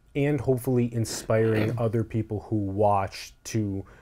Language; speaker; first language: English; native; English